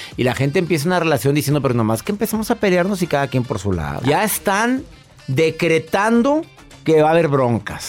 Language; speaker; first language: Spanish; native; Spanish